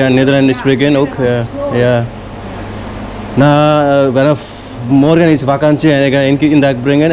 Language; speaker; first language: Dutch; non-native, learner; Nepali